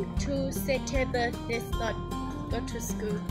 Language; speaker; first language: English; non-native, learner; Hmong